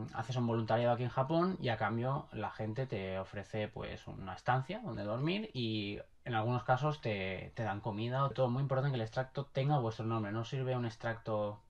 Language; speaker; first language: Spanish; native; Spanish